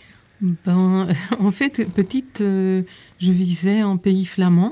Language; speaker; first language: French; native; French